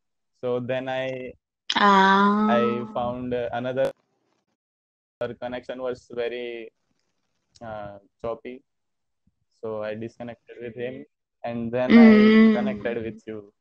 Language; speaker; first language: English; non-native, learner; Hindi